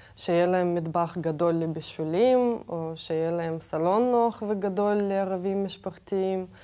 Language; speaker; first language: Hebrew; non-native, fluent; Russian